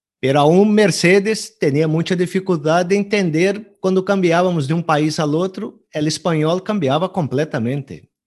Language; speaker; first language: Spanish; non-native, fluent; Portuguese